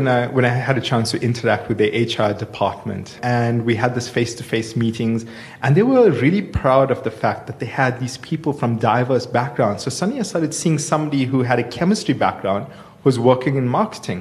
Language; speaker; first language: English; native; English